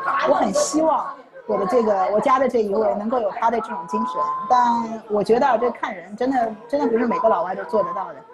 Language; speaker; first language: Chinese; native; Chinese